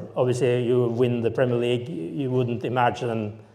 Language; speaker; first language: English; non-native, fluent; Norwegian